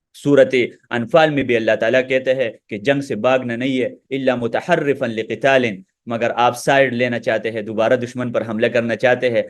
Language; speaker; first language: Urdu; non-native, local second language; Pashto